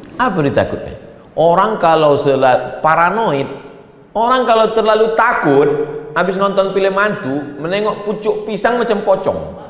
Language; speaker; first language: Indonesian; native; Indonesian